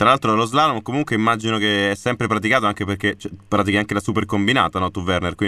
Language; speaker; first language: Italian; native; Italian